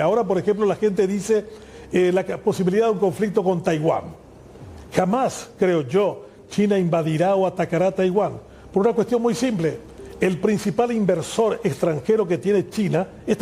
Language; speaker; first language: Spanish; native; Spanish